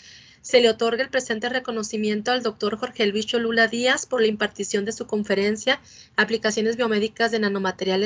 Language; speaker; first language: Spanish; native; Spanish